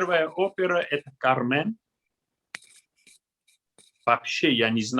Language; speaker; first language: Russian; non-native, local second language; Armenian